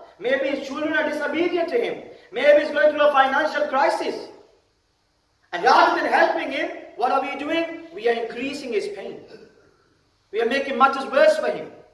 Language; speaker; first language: English; early bilingual, other home language; Urdu